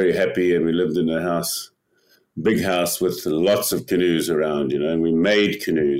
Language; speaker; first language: English; native; English